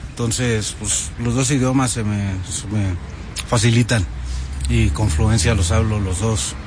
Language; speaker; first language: Spanish; early bilingual, heritage; Spanish